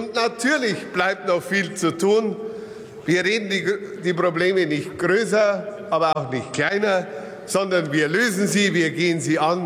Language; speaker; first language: German; native; German